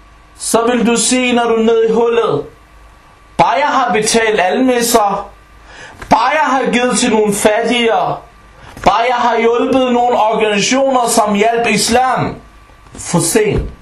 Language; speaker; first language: Danish; early bilingual, other home language; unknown